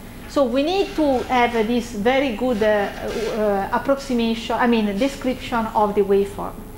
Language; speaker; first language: English; non-native, fluent; Italian